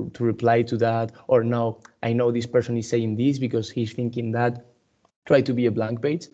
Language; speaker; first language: English; non-native, fluent; Spanish